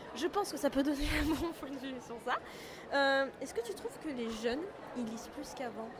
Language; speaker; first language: French; native; French